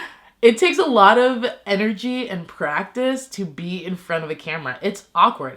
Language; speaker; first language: English; native; English